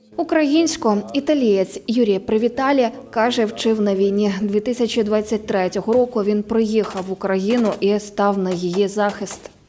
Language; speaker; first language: Ukrainian; native; Ukrainian